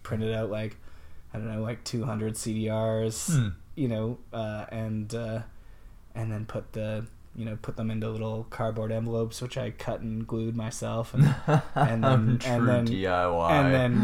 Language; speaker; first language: English; native; English